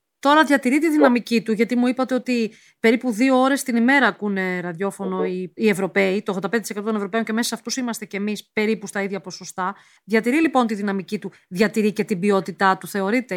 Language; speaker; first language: Greek; native; Greek